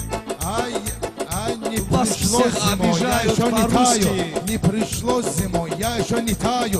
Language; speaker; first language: Russian; non-native, learner; Talysh